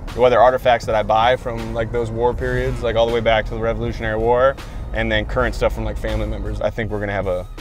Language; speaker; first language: English; native; English